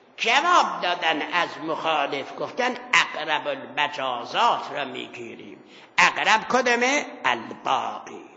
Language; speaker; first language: Persian; non-native, local second language; Azerbaijani